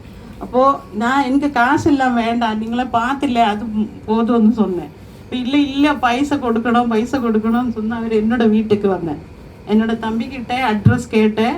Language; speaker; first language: Tamil; non-native, learner; Malayalam